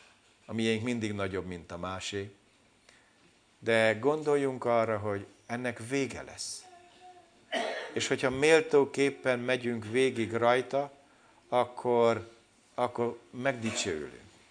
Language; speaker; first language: Hungarian; native; Hungarian